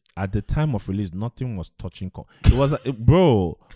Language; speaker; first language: English; non-native, local second language; Igbo